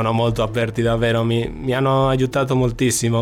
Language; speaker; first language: Italian; non-native, fluent; Spanish